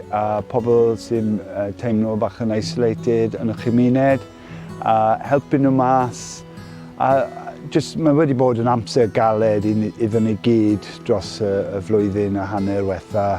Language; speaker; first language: Welsh; non-native, fluent; English